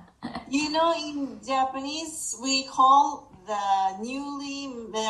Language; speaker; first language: English; non-native, fluent; Japanese